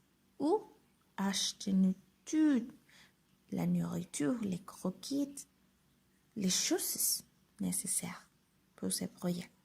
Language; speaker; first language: French; non-native, learner; Spanish